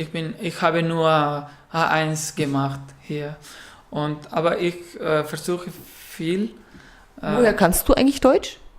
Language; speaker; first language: German; non-native, learner; Pashto